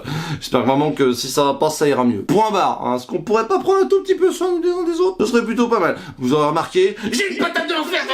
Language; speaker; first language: French; native; French